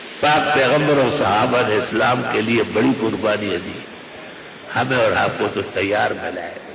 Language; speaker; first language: Urdu; non-native, local second language; Pashto